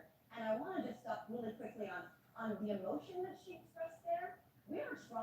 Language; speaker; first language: English; native; English